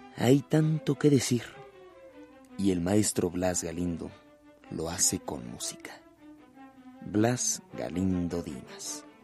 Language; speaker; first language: Spanish; native; Spanish